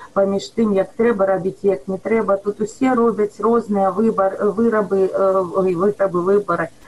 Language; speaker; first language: Belarusian; native; Belarusian